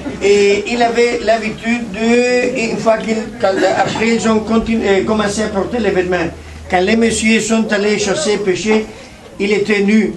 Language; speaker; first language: French; non-native, learner; Spanish